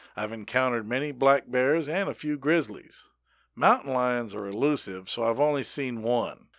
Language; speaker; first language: English; native; English